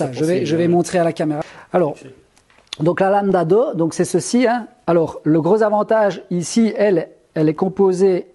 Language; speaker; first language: French; native; French